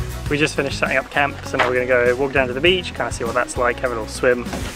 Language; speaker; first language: English; native; English